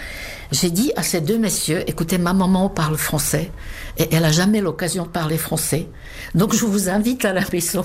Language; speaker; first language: French; non-native, fluent; Czech